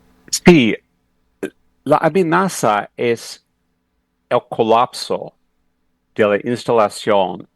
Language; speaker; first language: Spanish; non-native, fluent; English